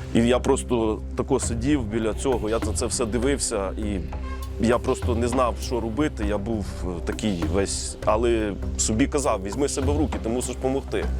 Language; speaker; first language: Ukrainian; native; Ukrainian